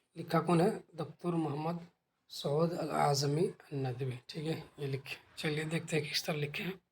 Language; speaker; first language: Urdu; native; Urdu